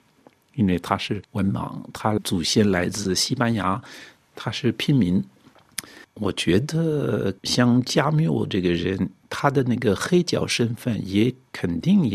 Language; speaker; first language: Chinese; non-native, fluent; French